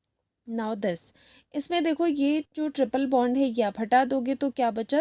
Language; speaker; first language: Hindi; native; Hindi